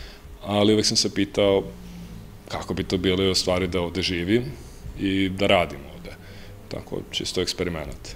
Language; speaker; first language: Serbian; early bilingual, heritage; Serbian